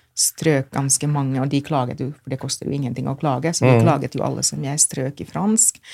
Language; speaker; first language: Norwegian; non-native, fluent; Finnish